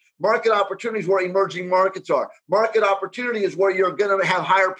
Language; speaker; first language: English; native; English